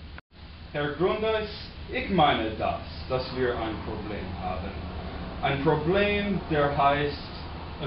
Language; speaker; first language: German; non-native, learner; English